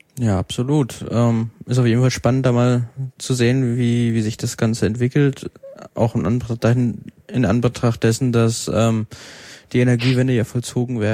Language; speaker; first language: German; native; German